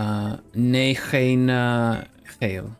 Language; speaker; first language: Dutch; non-native, learner; Swedish